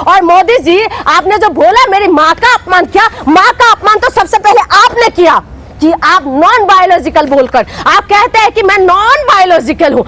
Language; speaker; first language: Hindi; non-native, local second language; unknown